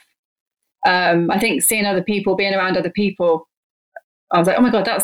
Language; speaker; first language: English; native; English